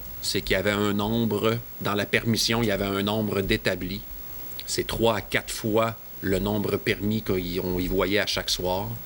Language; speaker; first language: French; native; French